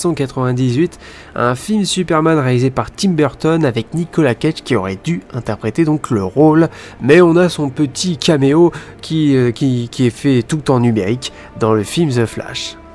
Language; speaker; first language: French; native; French